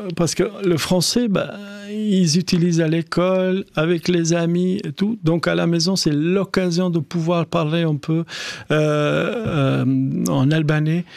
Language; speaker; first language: French; non-native, fluent; Albanian